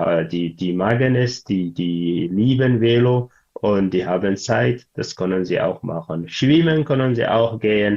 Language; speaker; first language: German; non-native, learner; Tigrinya